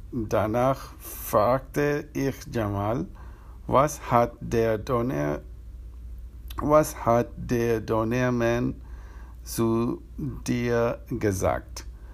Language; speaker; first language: German; non-native, learner; Urdu